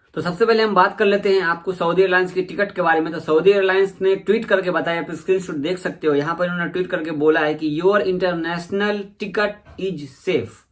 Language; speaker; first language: Hindi; native; Hindi